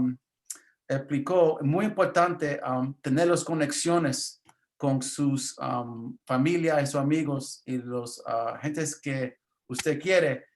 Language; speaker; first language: Spanish; early bilingual, heritage; English